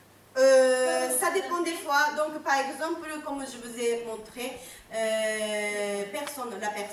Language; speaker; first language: French; non-native, fluent; Japanese